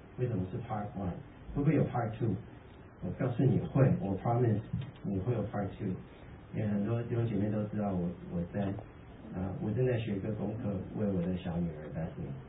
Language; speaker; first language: Chinese; early bilingual, heritage; Chinese